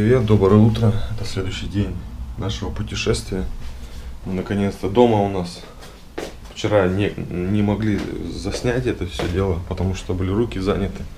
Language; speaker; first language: Russian; native; Russian